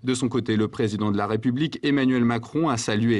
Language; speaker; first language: French; native; French